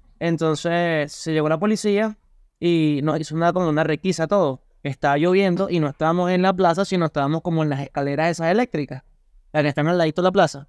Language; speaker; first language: Spanish; native; Spanish